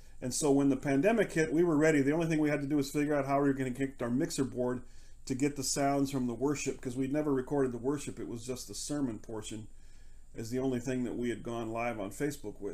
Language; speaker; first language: English; native; English